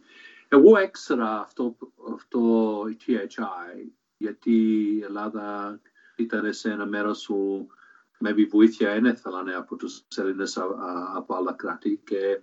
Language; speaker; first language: Greek; early bilingual, heritage; Greek